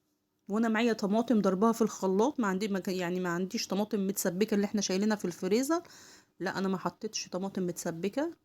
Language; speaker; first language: Arabic; native; Arabic